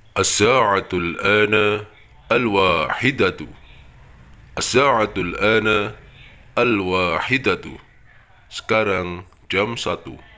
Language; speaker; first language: Arabic; non-native, fluent; Indonesian